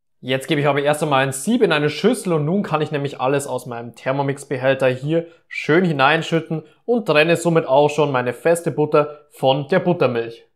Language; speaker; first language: German; native; German